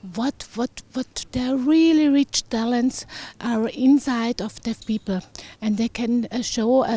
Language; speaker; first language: English; non-native, fluent; German